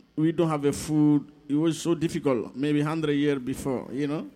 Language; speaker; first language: English; non-native, learner; Bambara